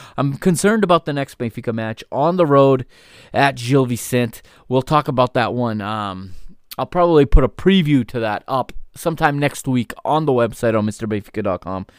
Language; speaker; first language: English; native; English